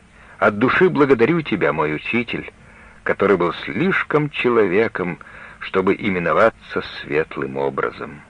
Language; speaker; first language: Russian; native; Russian